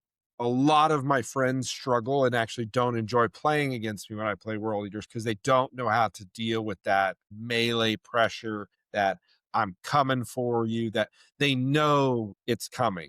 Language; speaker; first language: English; native; English